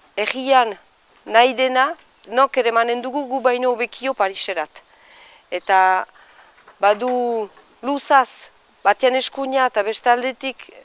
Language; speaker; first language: Basque; native; Basque